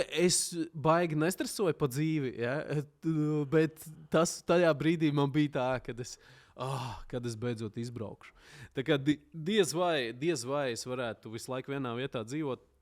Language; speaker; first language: Latvian; native; Latvian